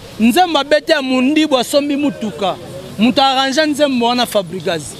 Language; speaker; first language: Lingala; native; Lingala